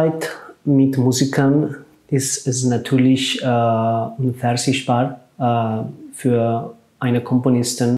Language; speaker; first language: German; non-native, fluent; Catalan